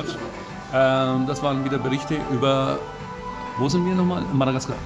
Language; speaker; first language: German; early bilingual, other home language; Turkish